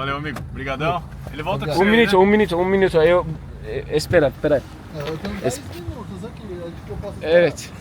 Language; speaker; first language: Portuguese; non-native, learner; Turkish